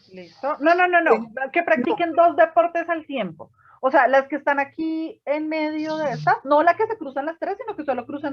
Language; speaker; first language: Spanish; native; Spanish